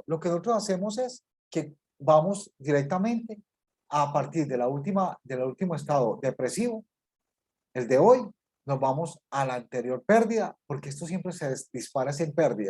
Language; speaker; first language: Spanish; native; Spanish